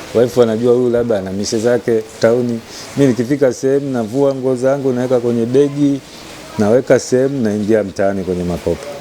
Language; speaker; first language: Swahili; native; Swahili